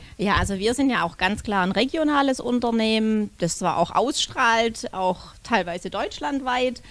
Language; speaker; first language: German; native; German